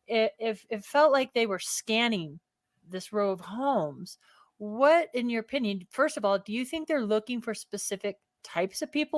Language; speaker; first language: English; native; English